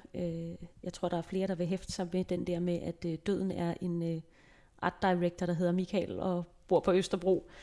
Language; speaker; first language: Danish; native; Danish